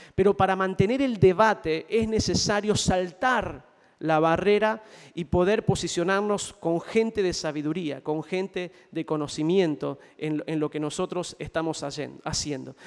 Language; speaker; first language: Spanish; native; Spanish